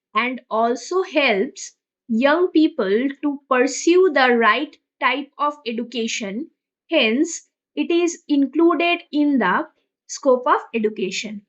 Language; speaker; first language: English; non-native, local second language; Bangla